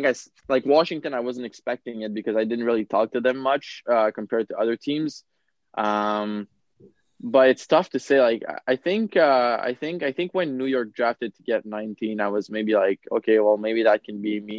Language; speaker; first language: English; native; English